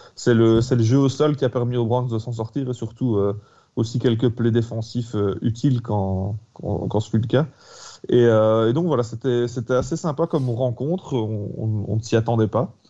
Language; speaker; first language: French; native; French